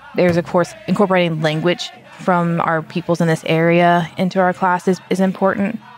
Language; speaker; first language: English; native; English